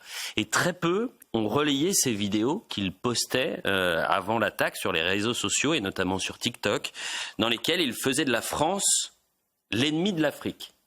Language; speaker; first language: French; native; French